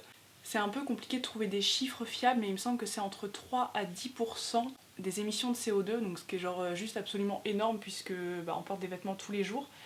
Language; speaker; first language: French; native; French